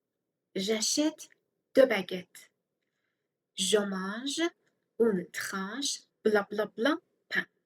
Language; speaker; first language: French; non-native, fluent; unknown